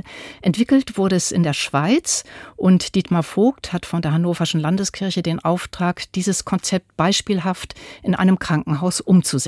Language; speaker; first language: German; native; German